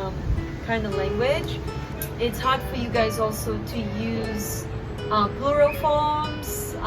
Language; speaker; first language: English; non-native, fluent; Portuguese